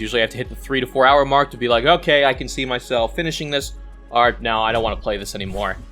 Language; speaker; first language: English; native; English